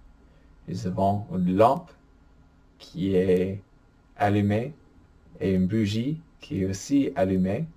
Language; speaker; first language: French; non-native, fluent; English